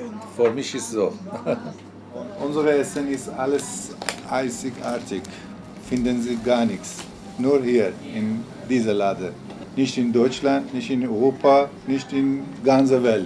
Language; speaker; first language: German; non-native, learner; Persian